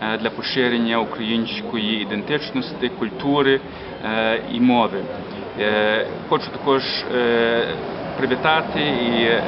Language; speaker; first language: Ukrainian; early bilingual, heritage; Ukrainian